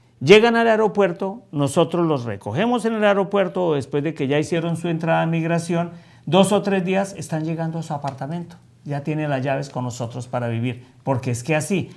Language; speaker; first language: Spanish; native; Spanish